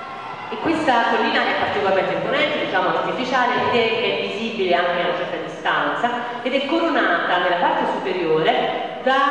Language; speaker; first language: Italian; native; Italian